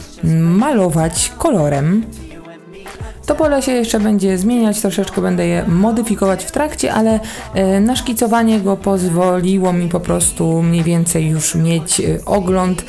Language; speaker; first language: Polish; native; Polish